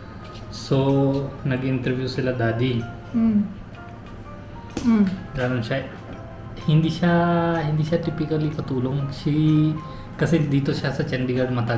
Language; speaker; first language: Filipino; non-native, learner; Hindi